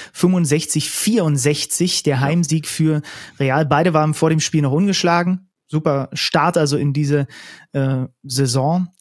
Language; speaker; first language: German; native; German